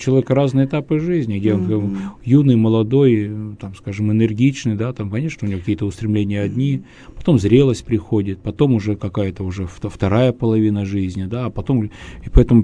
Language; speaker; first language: Russian; native; Russian